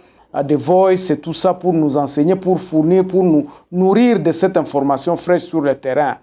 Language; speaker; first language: French; non-native, local second language; Lingala